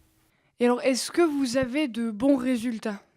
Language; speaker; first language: French; native; French